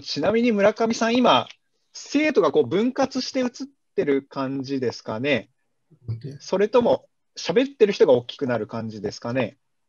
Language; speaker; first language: Japanese; native; Japanese